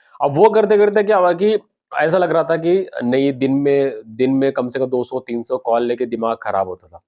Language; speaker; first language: Hindi; non-native, local second language; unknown